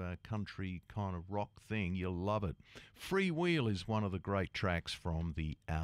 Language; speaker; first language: English; native; English